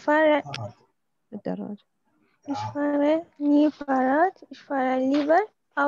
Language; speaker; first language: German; non-native, learner; Arabic